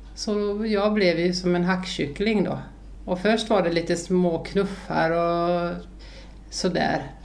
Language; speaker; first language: Swedish; early bilingual, other home language; Finnish